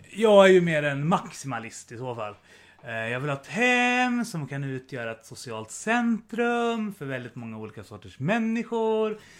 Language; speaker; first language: Swedish; native; Swedish